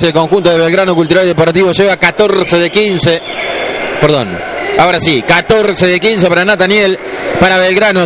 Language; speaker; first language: Spanish; native; Spanish